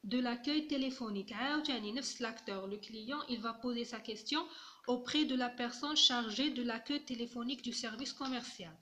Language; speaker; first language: French; non-native, local second language; Arabic